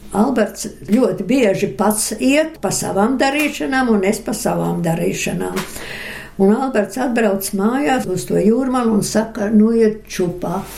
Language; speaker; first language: Latvian; early bilingual, other home language; Russian